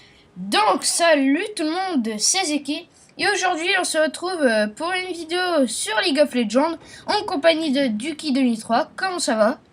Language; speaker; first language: French; native; French